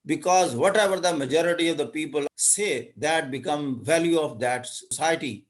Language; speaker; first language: English; non-native, local second language; Urdu